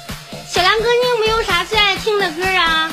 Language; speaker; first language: Chinese; native; Chinese